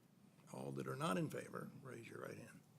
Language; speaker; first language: English; native; English